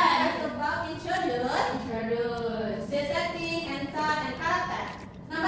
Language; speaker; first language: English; non-native, learner; Indonesian